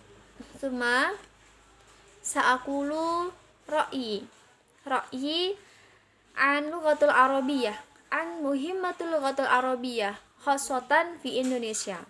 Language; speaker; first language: Arabic; non-native, learner; Indonesian